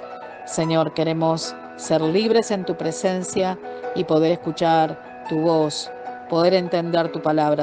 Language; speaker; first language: Spanish; native; Spanish